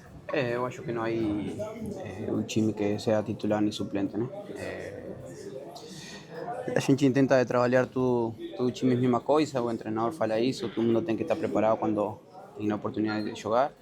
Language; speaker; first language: Portuguese; non-native, learner; Spanish